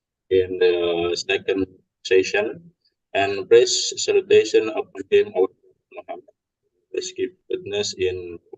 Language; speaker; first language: English; non-native, learner; Indonesian